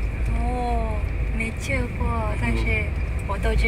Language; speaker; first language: Chinese; non-native, learner; Japanese